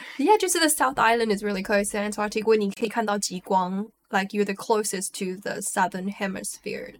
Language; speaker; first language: English; non-native, local second language; Chinese